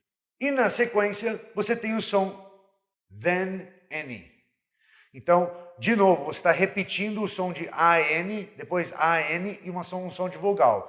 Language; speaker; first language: Portuguese; non-native, fluent; English